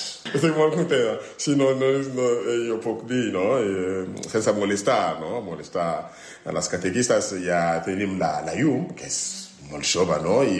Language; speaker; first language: Catalan; non-native, learner; French